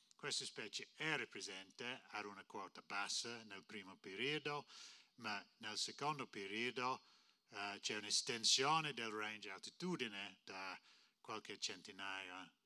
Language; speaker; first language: Italian; non-native, fluent; English